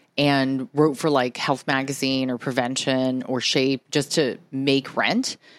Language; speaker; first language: English; early bilingual, other home language; Japanese